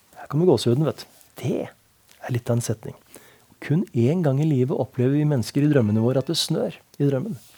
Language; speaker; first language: Norwegian; native; Norwegian